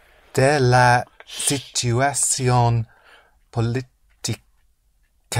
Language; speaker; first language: Spanish; non-native, learner; English